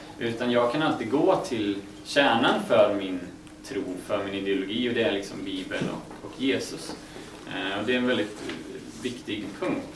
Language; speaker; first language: Swedish; native; Swedish